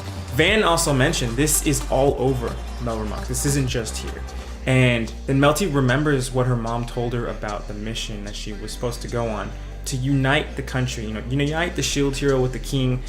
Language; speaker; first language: English; native; English